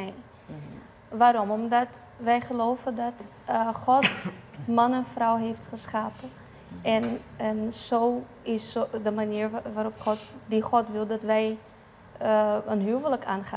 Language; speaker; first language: Dutch; non-native, fluent; Portuguese